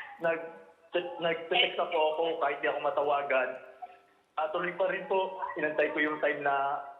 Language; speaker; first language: Filipino; native; Filipino